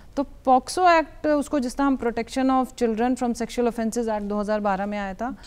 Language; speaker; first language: Hindi; native; Hindi